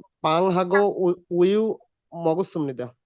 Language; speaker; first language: Korean; non-native, learner; Bangla